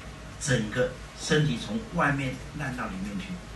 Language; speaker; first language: Chinese; native; Chinese